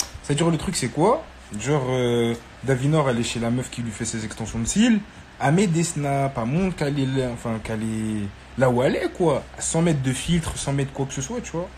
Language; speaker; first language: French; native; French